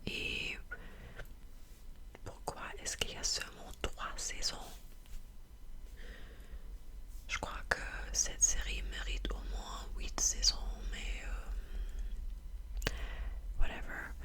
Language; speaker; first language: French; non-native, fluent; German